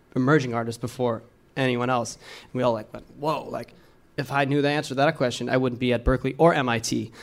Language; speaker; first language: English; native; English